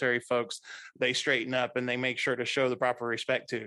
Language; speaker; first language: English; native; English